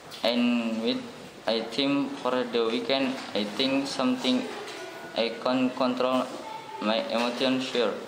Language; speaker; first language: English; non-native, learner; Indonesian